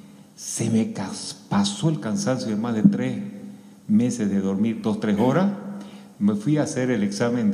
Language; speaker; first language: Spanish; native; Spanish